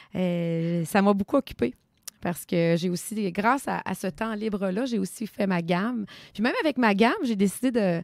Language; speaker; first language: French; native; French